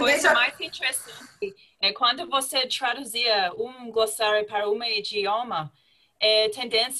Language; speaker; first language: Portuguese; non-native, fluent; English